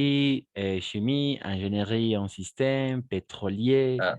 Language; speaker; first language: French; non-native, fluent; Spanish